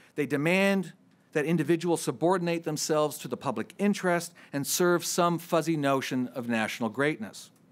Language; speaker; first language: English; native; English